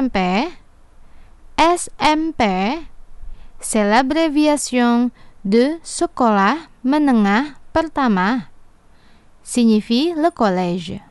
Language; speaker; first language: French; non-native, fluent; Indonesian